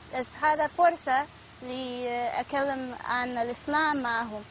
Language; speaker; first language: Egyptian Arabic; non-native, learner; Spanish